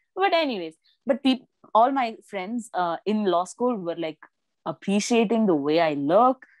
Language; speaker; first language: English; non-native, local second language; Malayalam